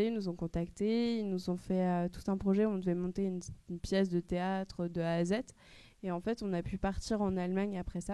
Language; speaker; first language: French; native; French